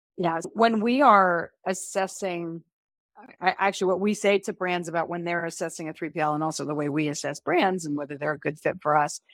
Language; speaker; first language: English; native; English